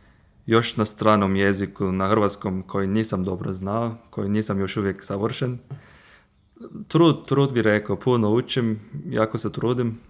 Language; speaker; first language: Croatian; non-native, fluent; Turkish